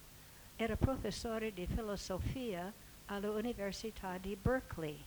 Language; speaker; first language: Italian; non-native, fluent; English